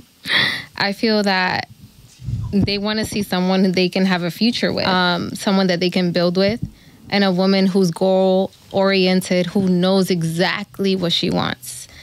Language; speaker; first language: English; native; English